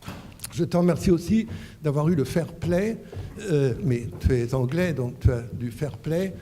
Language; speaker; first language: French; native; French